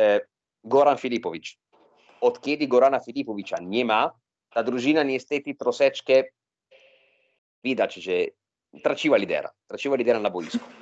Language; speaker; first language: Polish; non-native, fluent; Italian